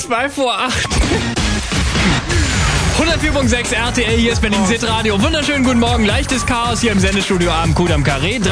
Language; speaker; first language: German; native; German